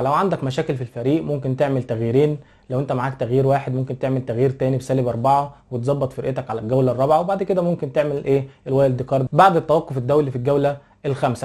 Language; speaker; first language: Arabic; native; Arabic